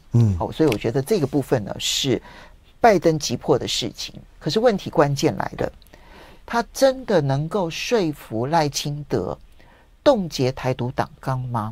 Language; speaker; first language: Chinese; native; Chinese